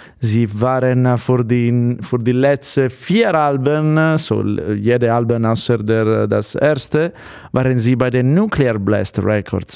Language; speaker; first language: German; non-native, fluent; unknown